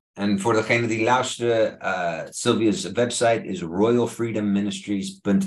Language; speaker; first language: Dutch; non-native, fluent; English